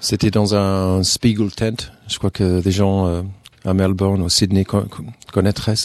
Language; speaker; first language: French; non-native, fluent; English